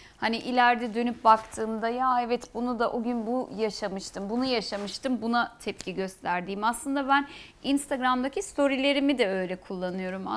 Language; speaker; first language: Turkish; early bilingual, heritage; Turkish